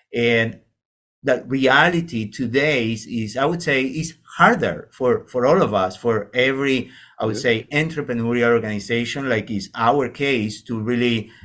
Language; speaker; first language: English; non-native, fluent; Spanish